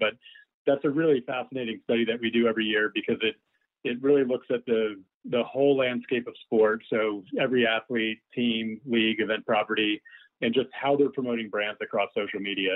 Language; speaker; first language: English; native; English